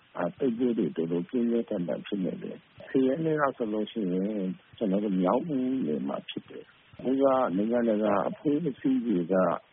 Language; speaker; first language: Burmese; native; Burmese